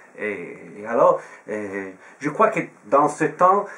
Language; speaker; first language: French; non-native, fluent; Italian